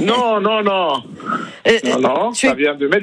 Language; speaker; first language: French; non-native, fluent; Spanish